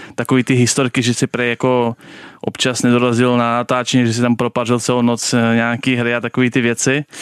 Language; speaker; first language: Czech; early bilingual, other home language; Russian